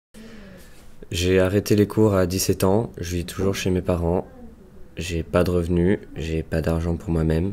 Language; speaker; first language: French; native; French